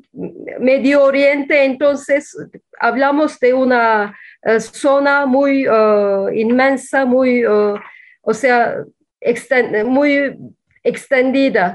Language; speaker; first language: Spanish; non-native, fluent; Turkish